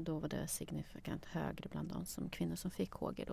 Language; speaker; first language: Swedish; native; Swedish